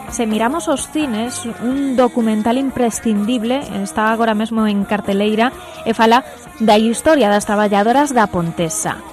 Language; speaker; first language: Galician; native; Galician